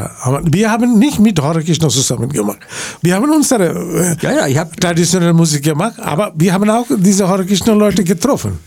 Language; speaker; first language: German; non-native, fluent; Bangla